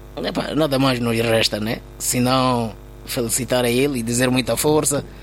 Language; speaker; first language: Portuguese; native; Portuguese